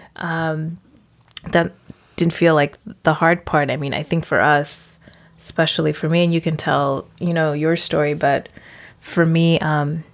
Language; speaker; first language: English; native; English